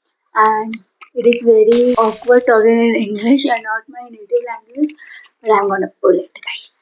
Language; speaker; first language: English; non-native, local second language; Hindi